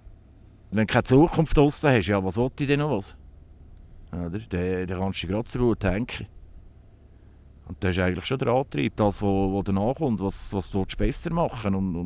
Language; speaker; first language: German; native; German